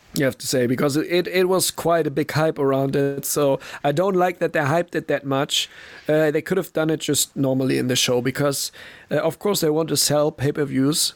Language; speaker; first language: English; non-native, fluent; German